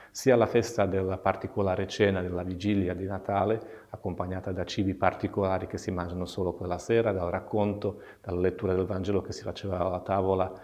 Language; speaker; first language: Italian; non-native, fluent; Slovak